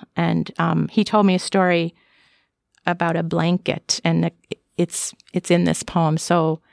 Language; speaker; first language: English; native; English